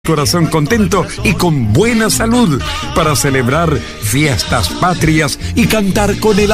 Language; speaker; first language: Spanish; native; Spanish